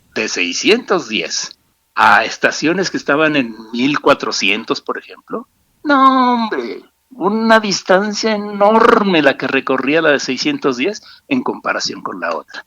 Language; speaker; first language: Spanish; native; Spanish